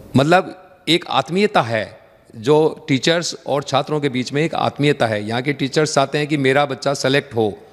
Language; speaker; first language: Hindi; native; Hindi